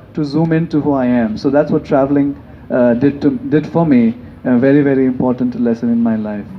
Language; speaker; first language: English; non-native, local second language; Hindi